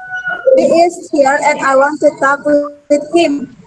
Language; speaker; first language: English; non-native, learner; Indonesian